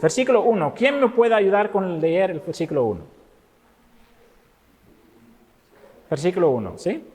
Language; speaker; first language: Spanish; non-native, fluent; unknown